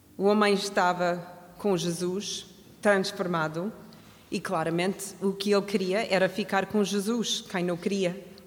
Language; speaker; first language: Portuguese; non-native, fluent; English